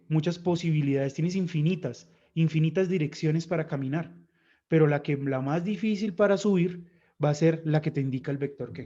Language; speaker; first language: Spanish; native; Spanish